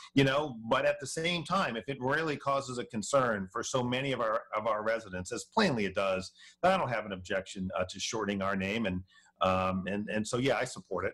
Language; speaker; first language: English; native; English